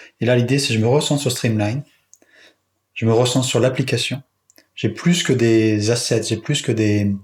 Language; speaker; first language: French; native; French